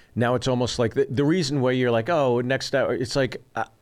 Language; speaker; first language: English; early bilingual, other home language; Korean